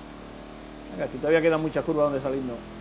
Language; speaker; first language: Spanish; native; Spanish